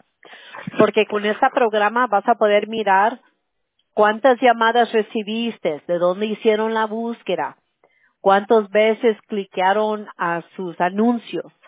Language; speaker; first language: Spanish; early bilingual, heritage; Spanish